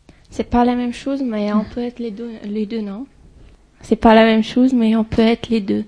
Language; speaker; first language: French; non-native, fluent; Arabic